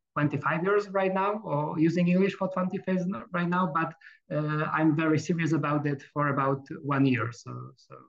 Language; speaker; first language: English; non-native, fluent; Polish